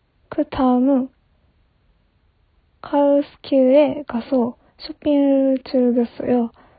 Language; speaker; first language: Korean; non-native, learner; Japanese